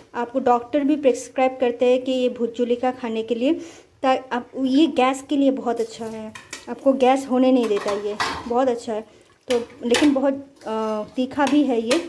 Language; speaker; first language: Hindi; non-native, local second language; Bangla